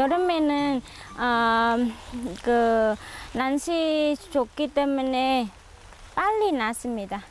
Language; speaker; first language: Korean; non-native, learner; Vietnamese